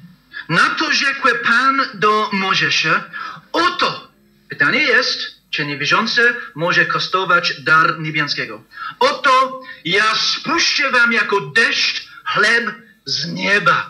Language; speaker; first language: Polish; non-native, learner; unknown